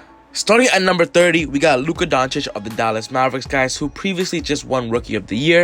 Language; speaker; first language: English; native; English